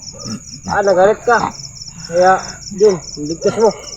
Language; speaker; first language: Filipino; non-native, local second language; Cebuano